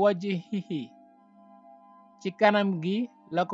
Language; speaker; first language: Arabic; non-native, fluent; Wolof